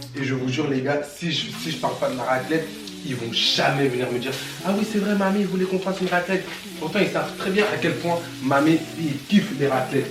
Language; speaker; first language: French; early bilingual, other home language; Bambara